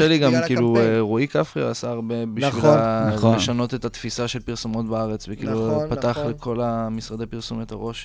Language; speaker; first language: Hebrew; native; Hebrew